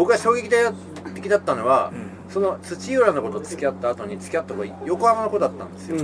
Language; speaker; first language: Japanese; native; Japanese